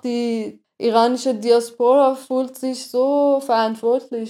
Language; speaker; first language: German; non-native, fluent; Persian